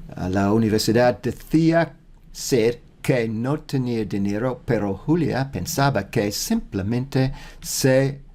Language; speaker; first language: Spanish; non-native, learner; English